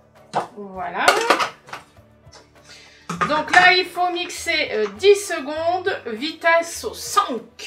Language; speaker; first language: French; native; French